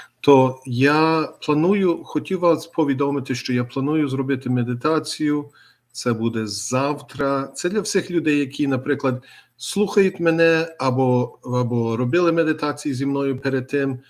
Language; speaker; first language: Ukrainian; early bilingual, heritage; Ukrainian